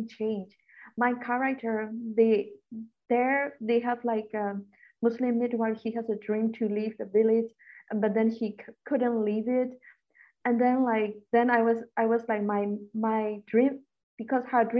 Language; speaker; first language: English; non-native, fluent; Burmese